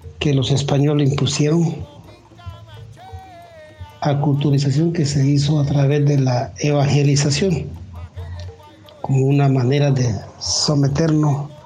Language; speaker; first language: Spanish; non-native, local second language; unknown